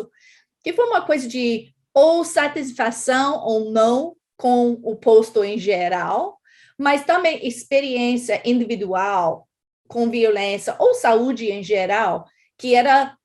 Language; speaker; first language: Portuguese; non-native, fluent; English